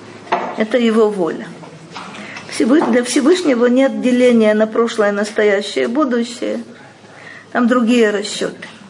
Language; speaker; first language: Russian; native; Russian